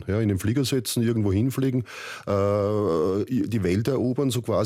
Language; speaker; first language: German; native; German